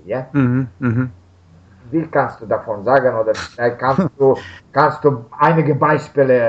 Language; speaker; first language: German; non-native, learner; Russian